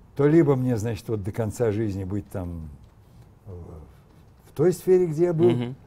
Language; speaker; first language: Russian; native; Russian